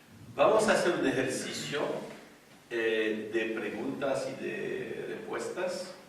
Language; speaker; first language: Spanish; non-native, fluent; French